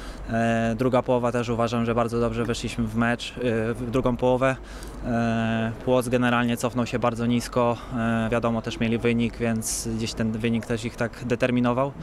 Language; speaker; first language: Polish; native; Polish